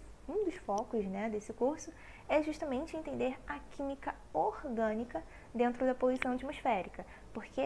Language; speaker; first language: Portuguese; native; Portuguese